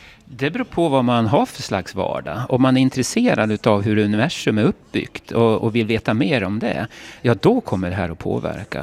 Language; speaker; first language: Swedish; native; Swedish